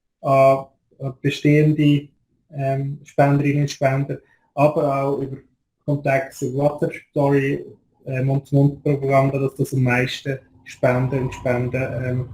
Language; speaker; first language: German; native; German